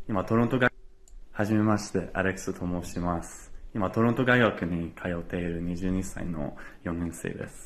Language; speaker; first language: Japanese; non-native, fluent; English